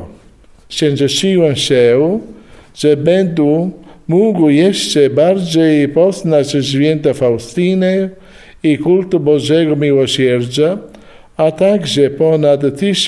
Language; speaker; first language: Polish; non-native, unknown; Italian